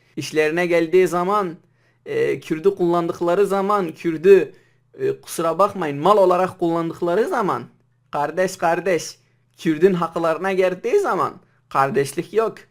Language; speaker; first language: Turkish; non-native, local second language; Kurdish